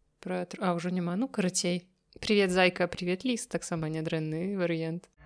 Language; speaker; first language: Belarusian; non-native, local second language; Russian